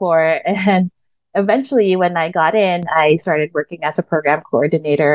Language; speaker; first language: English; non-native, local second language; Filipino